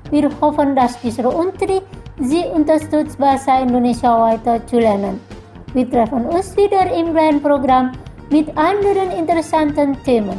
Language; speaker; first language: German; non-native, fluent; Indonesian